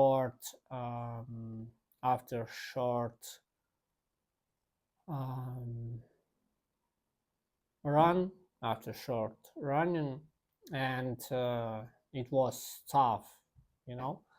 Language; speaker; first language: English; non-native, learner; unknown